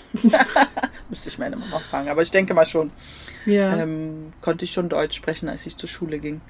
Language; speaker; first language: German; native; German